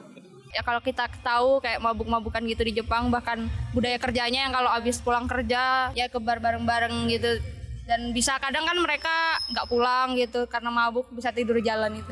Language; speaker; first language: Indonesian; native; Indonesian